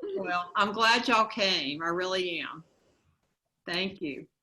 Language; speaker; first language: English; native; English